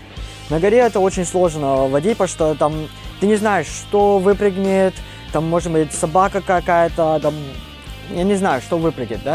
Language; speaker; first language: Russian; non-native, fluent; Cantonese